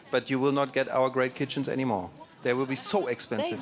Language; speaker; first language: English; non-native, fluent; German